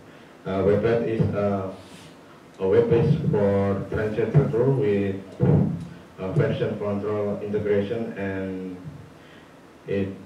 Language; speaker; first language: English; non-native, learner; Indonesian